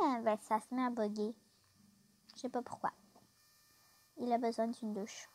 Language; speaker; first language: French; native; French